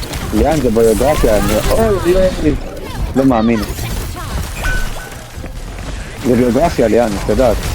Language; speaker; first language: Hebrew; native; Hebrew